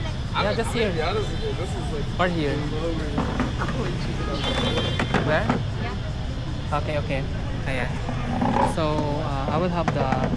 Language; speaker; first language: English; non-native, learner; Filipino